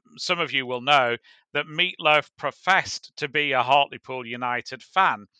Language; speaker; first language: English; native; English